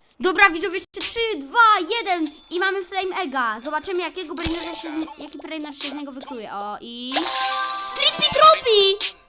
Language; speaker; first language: Polish; native; Polish